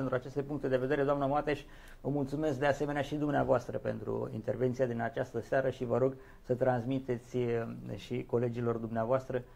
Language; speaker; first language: Romanian; native; Romanian